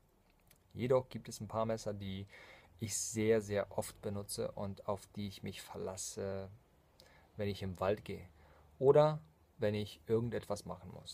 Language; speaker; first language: German; non-native, fluent; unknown